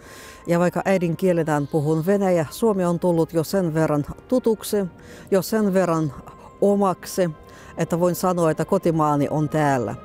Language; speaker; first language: Finnish; non-native, fluent; Russian